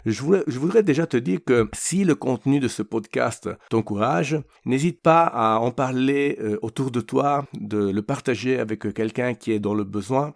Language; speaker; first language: French; non-native, fluent; Italian